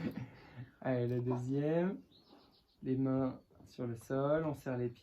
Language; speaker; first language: French; native; French